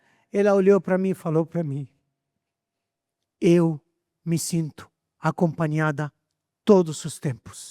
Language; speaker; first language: Portuguese; non-native, fluent; Arabic